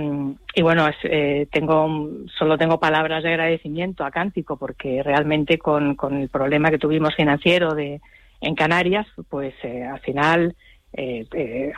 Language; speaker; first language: Spanish; native; Spanish